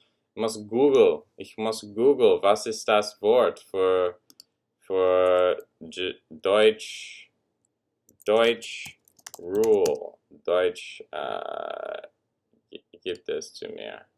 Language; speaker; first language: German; non-native, learner; English